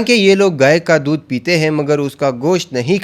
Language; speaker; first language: Hindi; native; Hindi